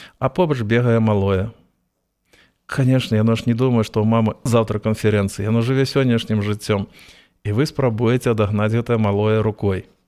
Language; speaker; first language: Belarusian; native; Belarusian